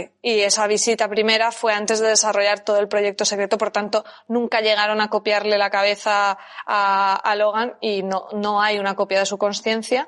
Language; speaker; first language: Spanish; native; Spanish